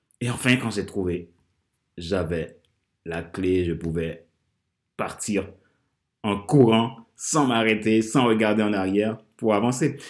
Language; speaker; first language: French; non-native, local second language; Haitian Creole